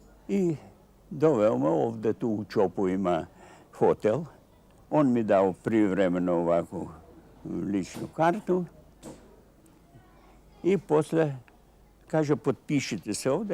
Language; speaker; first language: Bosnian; non-native, fluent; Russian